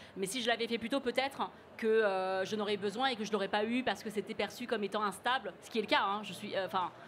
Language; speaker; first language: French; early bilingual, other home language; Cantonese